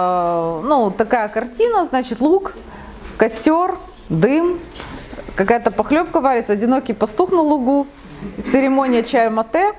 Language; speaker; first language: Russian; native; Russian